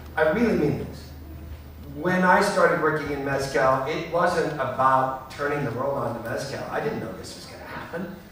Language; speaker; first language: English; native; English